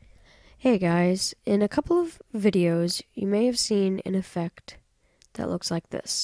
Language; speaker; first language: English; native; English